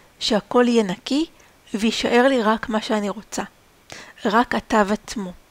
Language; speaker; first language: Hebrew; native; Hebrew